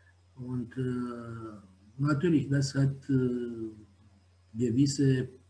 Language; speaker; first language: German; non-native, fluent; Romanian